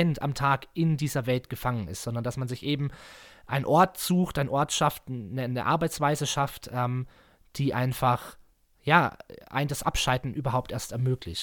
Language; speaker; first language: German; native; German